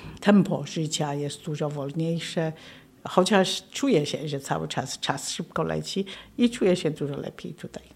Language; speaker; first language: Polish; non-native, fluent; Chinese